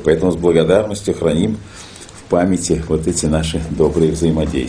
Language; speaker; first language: Russian; native; Russian